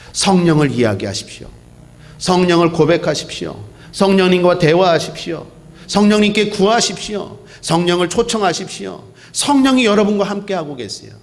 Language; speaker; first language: Korean; native; Korean